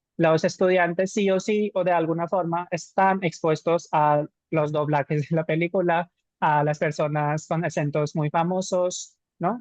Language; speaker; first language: Spanish; non-native, fluent; Hindi